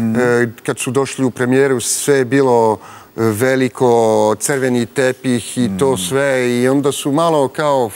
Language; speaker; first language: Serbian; early bilingual, heritage; French